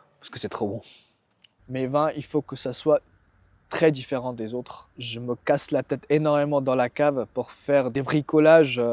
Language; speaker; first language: French; non-native, fluent; Persian